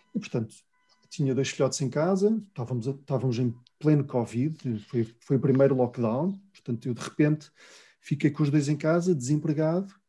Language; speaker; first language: Portuguese; native; Portuguese